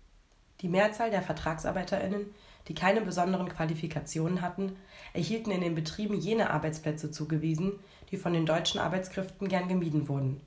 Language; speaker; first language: German; native; German